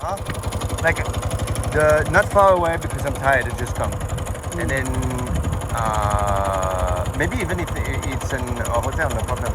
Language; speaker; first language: English; non-native, learner; French